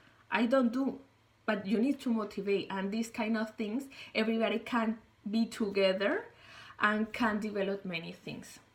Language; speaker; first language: English; non-native, learner; Spanish